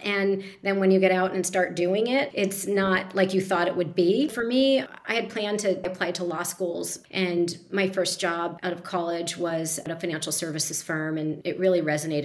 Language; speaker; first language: English; native; English